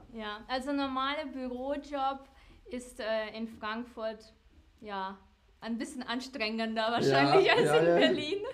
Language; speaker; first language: German; non-native, fluent; Ukrainian